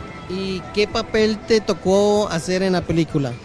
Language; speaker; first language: Spanish; native; Spanish